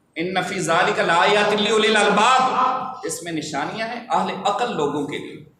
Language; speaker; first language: Urdu; non-native, local second language; Punjabi